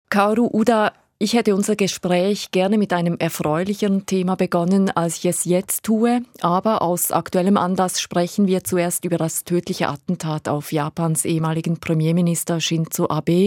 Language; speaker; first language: German; native; German